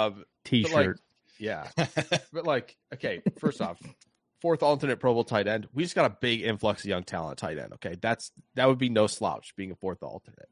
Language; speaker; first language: English; native; English